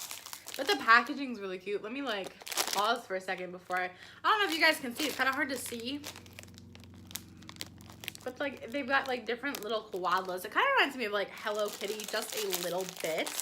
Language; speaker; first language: English; native; English